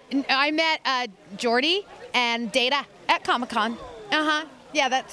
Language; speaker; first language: English; native; English